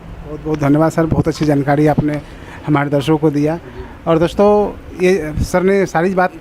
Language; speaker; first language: Hindi; native; Hindi